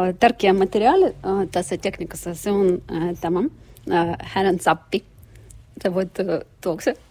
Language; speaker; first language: Finnish; non-native, learner; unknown